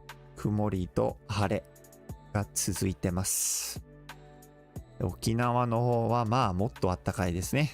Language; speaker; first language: Japanese; non-native, fluent; English